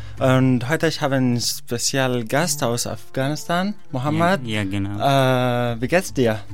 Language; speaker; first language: German; non-native, learner; Arabic